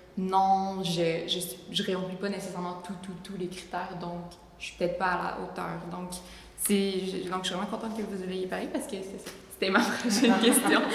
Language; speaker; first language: French; native; French